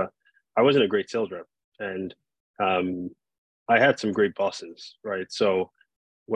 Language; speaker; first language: English; non-native, local second language; Yoruba